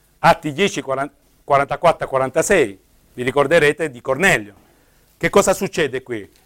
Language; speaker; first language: Italian; native; Italian